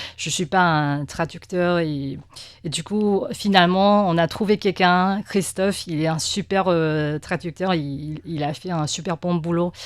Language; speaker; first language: French; non-native, fluent; Chinese